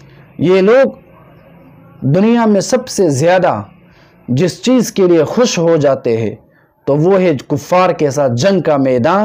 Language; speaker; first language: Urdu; non-native, local second language; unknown